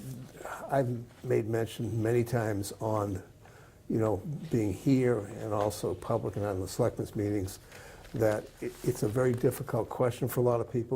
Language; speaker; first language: English; native; English